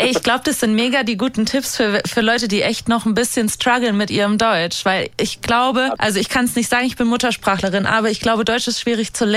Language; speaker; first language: German; native; German